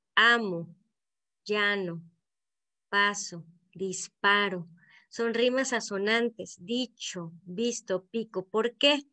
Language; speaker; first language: Spanish; native; Spanish